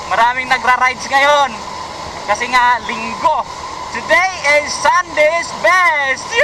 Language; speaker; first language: Filipino; non-native, local second language; Cebuano